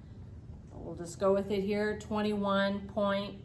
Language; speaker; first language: English; native; English